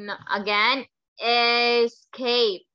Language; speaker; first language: English; non-native, fluent; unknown